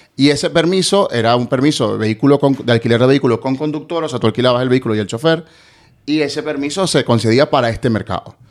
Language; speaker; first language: Spanish; native; Spanish